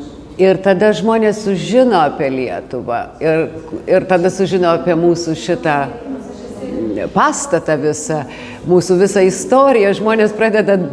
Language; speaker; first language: Lithuanian; early bilingual, heritage; Lithuanian